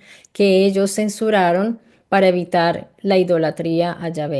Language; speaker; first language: Spanish; native; Spanish